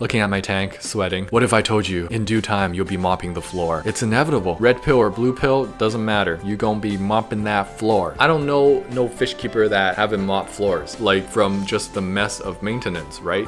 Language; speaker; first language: English; native; English